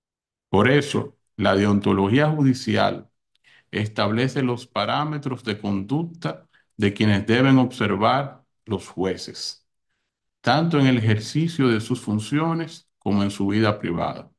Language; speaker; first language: Spanish; native; Spanish